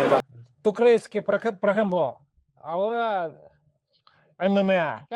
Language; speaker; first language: Spanish; non-native, learner; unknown